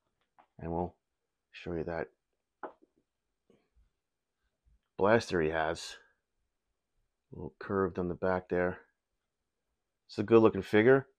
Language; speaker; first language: English; native; English